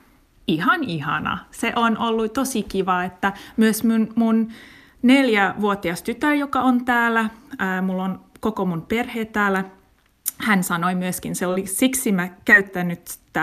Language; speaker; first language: Finnish; non-native, learner; English